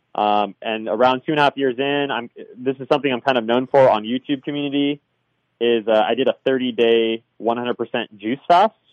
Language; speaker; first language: English; native; English